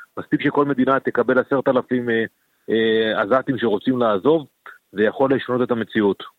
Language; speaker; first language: Hebrew; native; Hebrew